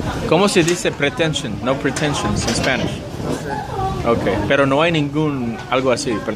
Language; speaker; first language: Spanish; non-native, learner; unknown